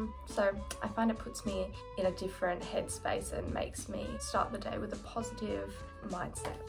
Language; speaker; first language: English; native; English